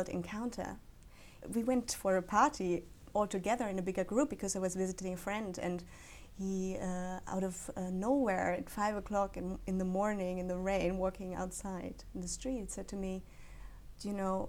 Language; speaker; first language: English; non-native, fluent; German